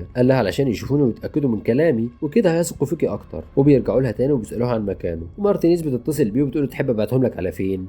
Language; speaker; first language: Arabic; native; Arabic